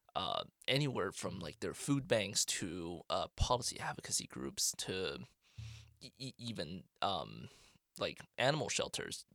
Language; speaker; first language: English; non-native, fluent; Chinese